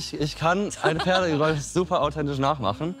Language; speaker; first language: German; native; German